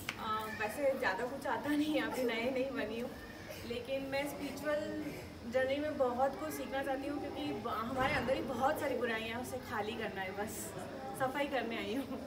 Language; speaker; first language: Hindi; native; Hindi